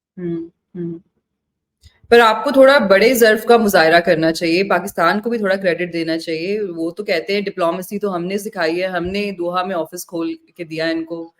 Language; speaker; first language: Hindi; native; Hindi